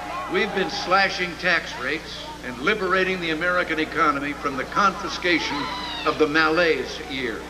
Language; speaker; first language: English; native; English